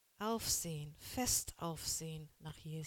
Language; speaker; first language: German; non-native, learner; Portuguese